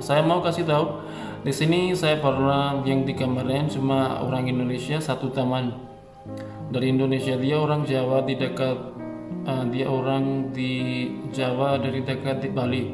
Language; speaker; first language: Indonesian; non-native, learner; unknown